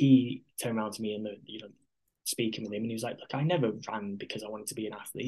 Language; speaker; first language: English; native; English